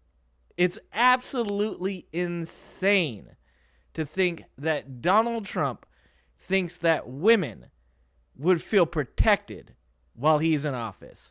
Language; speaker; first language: English; native; English